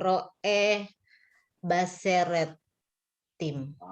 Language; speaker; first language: Hebrew; non-native, learner; Indonesian